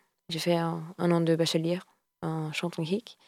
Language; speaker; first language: French; non-native, learner; Portuguese